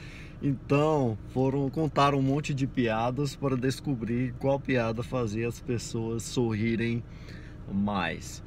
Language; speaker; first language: Portuguese; non-native, fluent; English